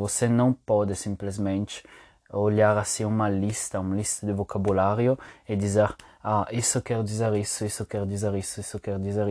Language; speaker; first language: Portuguese; non-native, fluent; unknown